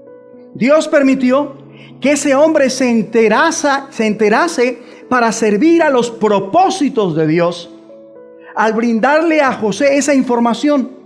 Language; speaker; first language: Spanish; native; Spanish